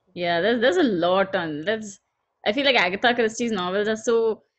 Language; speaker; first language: English; non-native, local second language; Gujarati